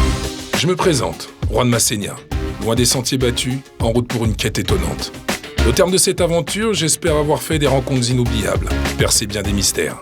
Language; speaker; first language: French; native; French